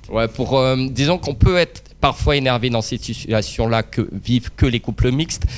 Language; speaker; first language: French; native; French